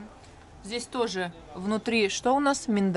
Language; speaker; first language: Russian; native; Russian